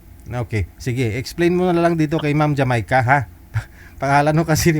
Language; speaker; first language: Filipino; native; Filipino